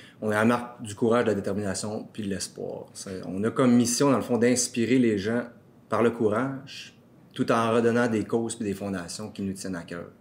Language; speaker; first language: French; native; French